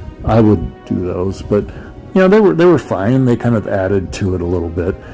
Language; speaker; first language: English; native; English